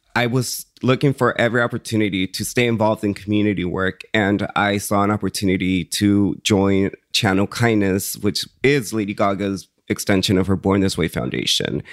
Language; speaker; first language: English; early bilingual, other home language; Spanish